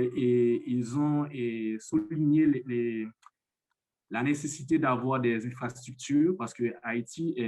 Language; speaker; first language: French; non-native, local second language; Haitian Creole